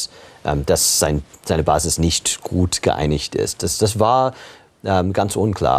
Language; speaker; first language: German; non-native, fluent; English